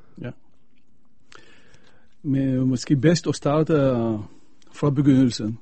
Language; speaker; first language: Danish; non-native, fluent; Arabic